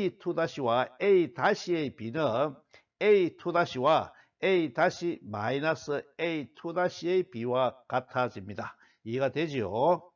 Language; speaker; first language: Korean; native; Korean